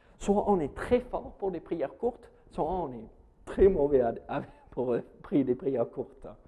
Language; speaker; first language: French; non-native, fluent; English